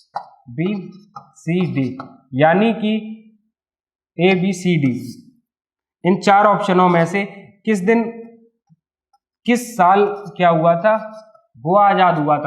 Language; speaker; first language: Hindi; native; Hindi